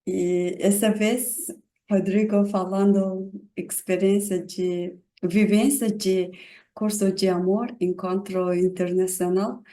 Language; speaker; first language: Portuguese; non-native, learner; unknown